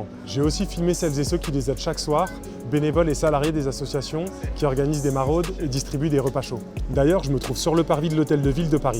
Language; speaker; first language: French; native; French